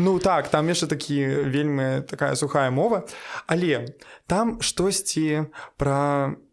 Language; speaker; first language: Belarusian; non-native, local second language; Russian